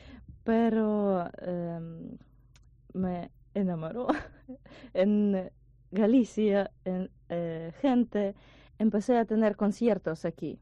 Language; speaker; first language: Spanish; non-native, learner; Ukrainian